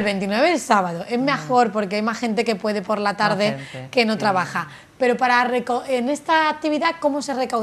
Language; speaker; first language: Spanish; native; Spanish